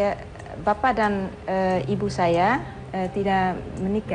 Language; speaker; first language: Indonesian; non-native, learner; Dutch